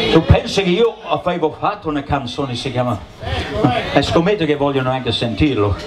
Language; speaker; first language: Italian; non-native, fluent; English